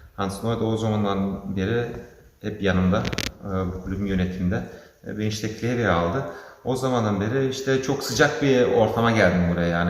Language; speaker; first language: Turkish; early bilingual, heritage; Turkish